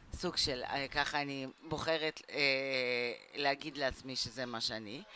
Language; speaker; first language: Hebrew; early bilingual, other home language; Russian